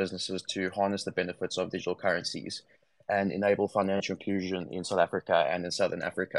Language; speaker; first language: English; native; English